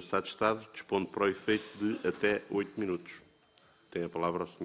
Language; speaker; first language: Portuguese; native; Portuguese